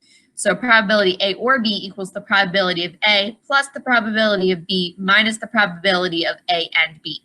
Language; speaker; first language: English; native; English